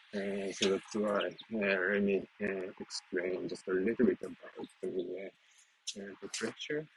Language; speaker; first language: English; non-native, learner; Japanese